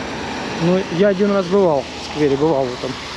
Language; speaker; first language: Russian; native; Russian